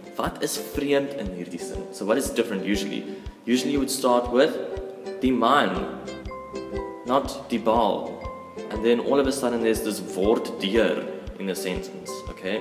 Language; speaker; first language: English; non-native, local second language; Afrikaans